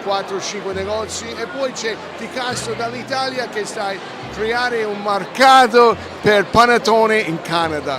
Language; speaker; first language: Italian; early bilingual, heritage; Italian